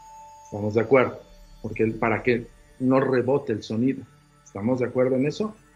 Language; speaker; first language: Spanish; native; Spanish